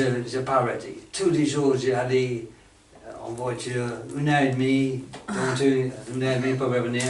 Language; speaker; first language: French; non-native, fluent; English